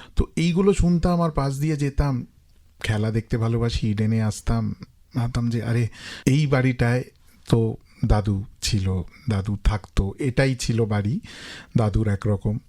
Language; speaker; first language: Bangla; native; Bangla